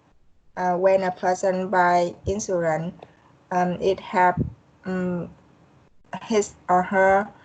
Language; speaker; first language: English; non-native, learner; Vietnamese